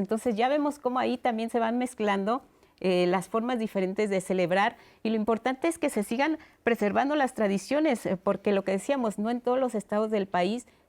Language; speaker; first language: Spanish; native; Spanish